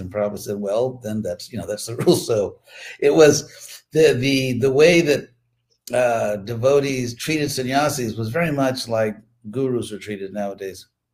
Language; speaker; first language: English; native; English